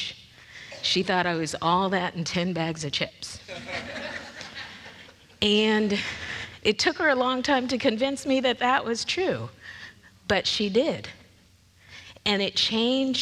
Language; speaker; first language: English; native; English